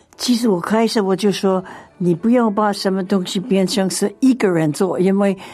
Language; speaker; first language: Chinese; non-native, fluent; English